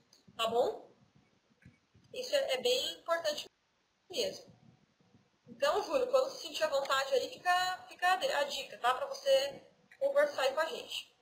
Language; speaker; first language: Portuguese; native; Portuguese